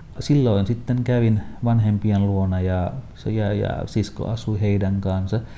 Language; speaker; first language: Finnish; non-native, fluent; Tamil